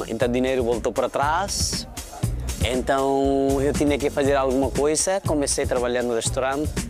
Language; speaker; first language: Portuguese; non-native, fluent; Nepali